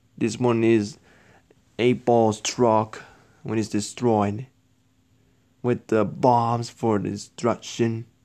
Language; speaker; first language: English; non-native, learner; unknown